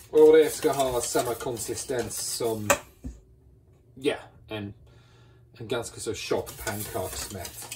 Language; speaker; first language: Swedish; non-native, fluent; English